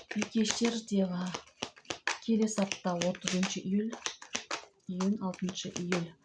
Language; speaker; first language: Russian; non-native, local second language; Kazakh